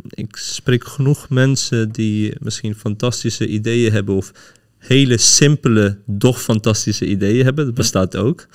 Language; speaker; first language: Dutch; early bilingual, other home language; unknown